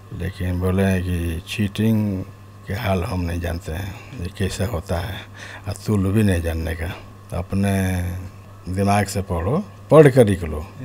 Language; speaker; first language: Hindi; native; Hindi